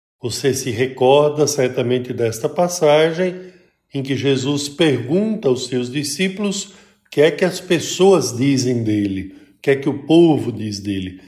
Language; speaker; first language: Portuguese; native; Portuguese